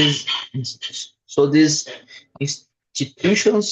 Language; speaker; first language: English; non-native, learner; Portuguese